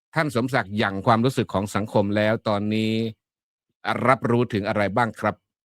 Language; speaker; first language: Thai; native; Thai